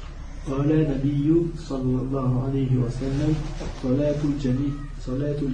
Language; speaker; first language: Arabic; non-native, learner; French